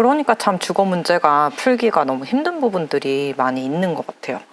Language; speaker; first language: Korean; native; Korean